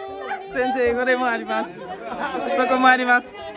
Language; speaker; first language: Japanese; non-native, learner; Nepali